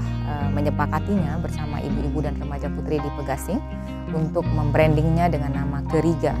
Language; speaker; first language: Indonesian; native; Indonesian